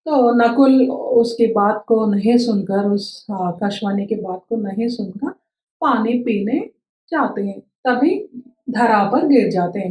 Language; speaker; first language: Hindi; non-native, local second language; Telugu